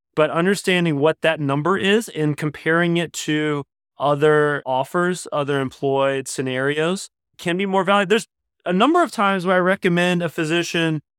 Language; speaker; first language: English; native; English